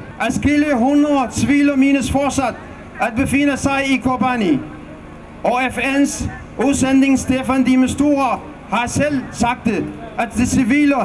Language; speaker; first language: Danish; non-native, fluent; Kurdish